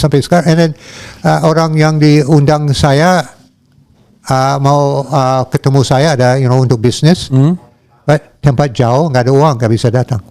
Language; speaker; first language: Indonesian; non-native, learner; English